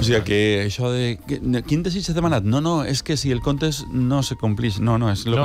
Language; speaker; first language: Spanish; non-native, local second language; Catalan